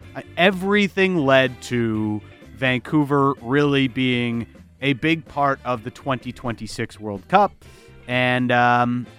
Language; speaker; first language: English; early bilingual, other home language; Italian